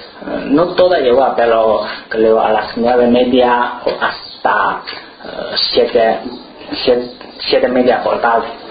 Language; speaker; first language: Spanish; non-native, learner; Chinese